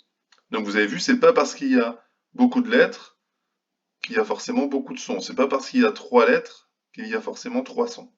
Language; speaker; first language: French; native; French